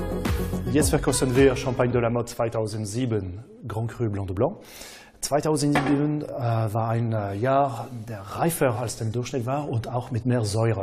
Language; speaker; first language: German; non-native, fluent; French